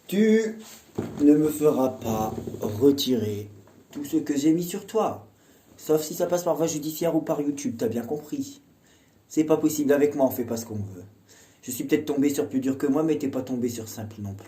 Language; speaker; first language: French; native; French